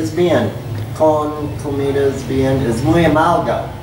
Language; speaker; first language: Spanish; non-native, learner; English